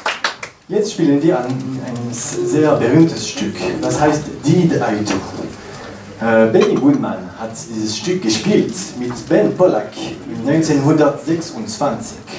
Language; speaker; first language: German; non-native, learner; French